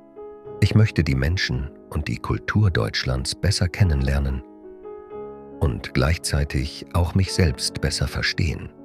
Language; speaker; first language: German; non-native, fluent; Persian